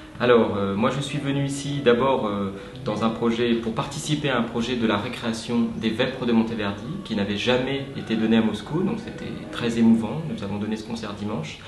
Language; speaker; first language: French; native; French